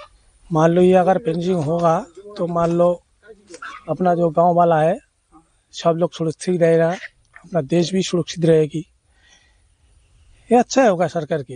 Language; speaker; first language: Hindi; non-native, local second language; Bangla